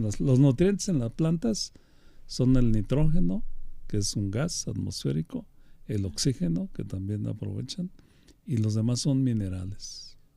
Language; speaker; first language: Spanish; native; Spanish